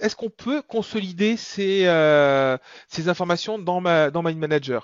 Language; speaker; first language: French; native; French